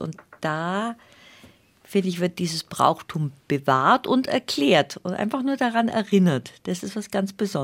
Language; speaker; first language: German; native; German